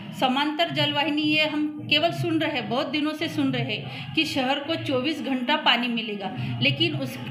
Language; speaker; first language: Hindi; non-native, local second language; Marathi